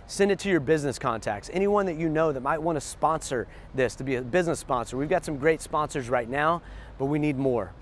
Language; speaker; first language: English; native; English